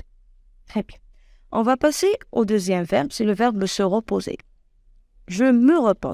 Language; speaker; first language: French; non-native, local second language; Arabic